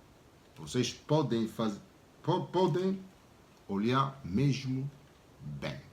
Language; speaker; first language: Portuguese; non-native, learner; Lingala